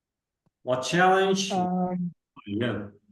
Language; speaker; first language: English; non-native, fluent; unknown